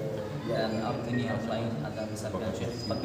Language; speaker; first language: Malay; non-native, fluent; Arabic